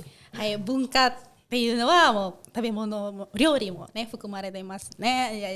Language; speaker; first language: Japanese; non-native, fluent; Indonesian